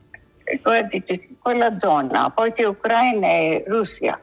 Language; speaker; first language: Italian; non-native, learner; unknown